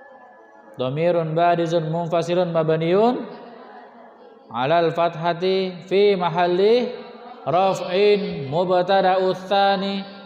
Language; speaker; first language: Arabic; non-native, fluent; Indonesian